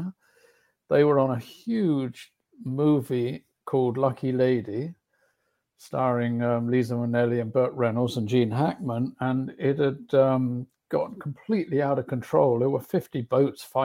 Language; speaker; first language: English; native; English